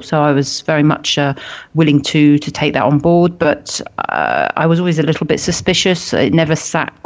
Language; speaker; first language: English; native; English